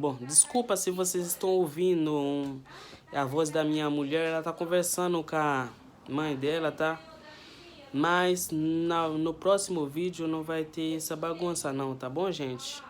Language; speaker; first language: Portuguese; non-native, learner; Haitian Creole